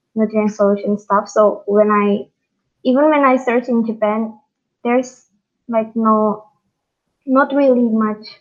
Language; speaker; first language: English; non-native, fluent; Indonesian